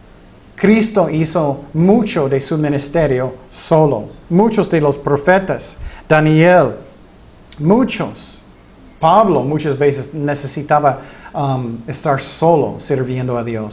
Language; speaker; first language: Spanish; non-native, fluent; English